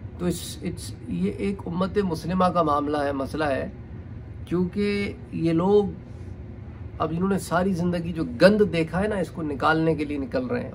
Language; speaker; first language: Urdu; native; Urdu